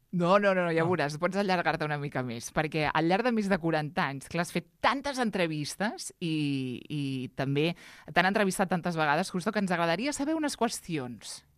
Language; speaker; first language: Catalan; native; Catalan